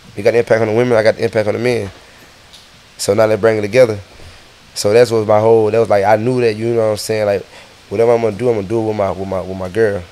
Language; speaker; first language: English; native; English